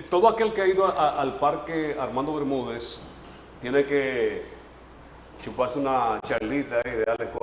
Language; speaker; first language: Spanish; native; Spanish